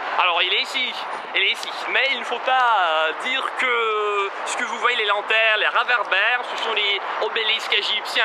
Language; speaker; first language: French; non-native, fluent; Russian